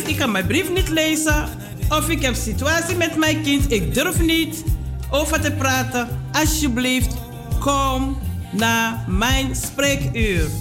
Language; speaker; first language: Dutch; non-native, fluent; Mandingo